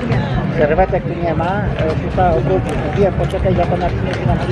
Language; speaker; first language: Polish; native; Polish